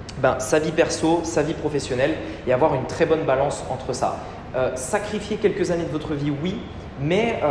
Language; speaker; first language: French; native; French